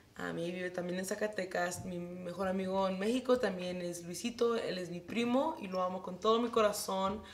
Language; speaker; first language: English; early bilingual, other home language; Spanish